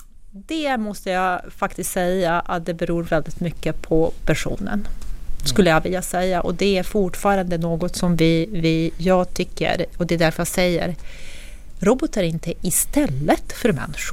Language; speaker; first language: Swedish; non-native, fluent; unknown